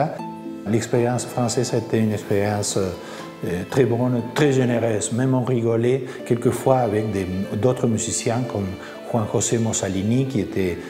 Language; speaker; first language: French; non-native, fluent; Spanish